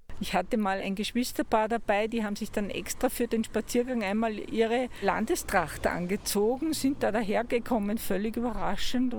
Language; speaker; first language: German; native; German